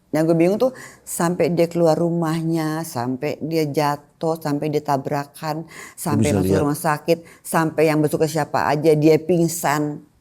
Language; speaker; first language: Indonesian; native; Indonesian